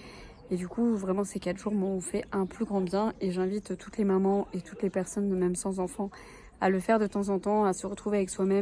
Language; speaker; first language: French; native; French